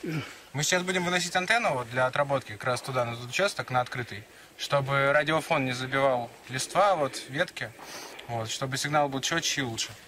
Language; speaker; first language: Russian; native; Russian